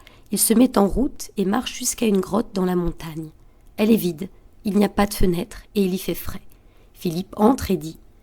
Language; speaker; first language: French; native; French